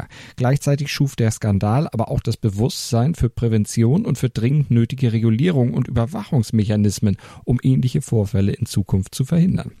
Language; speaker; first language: German; native; German